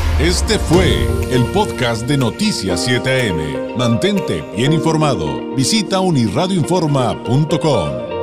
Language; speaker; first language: Spanish; native; Spanish